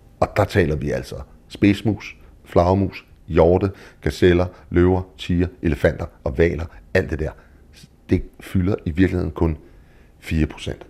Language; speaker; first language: Danish; native; Danish